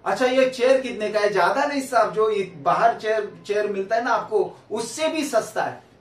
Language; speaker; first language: Hindi; non-native, local second language; Marathi